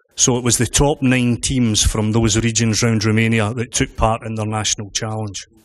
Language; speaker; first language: English; native; English